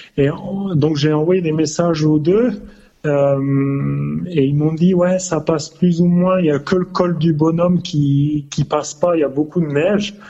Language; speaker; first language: French; native; French